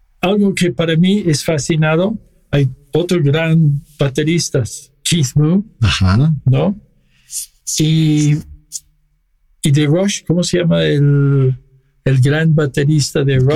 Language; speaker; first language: Spanish; non-native, fluent; English